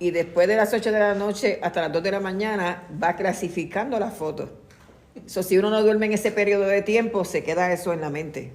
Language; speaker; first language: Spanish; native; Spanish